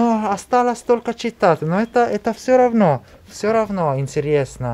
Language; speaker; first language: Russian; non-native, learner; Italian